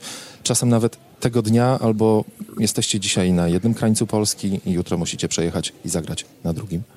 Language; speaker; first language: Polish; native; Polish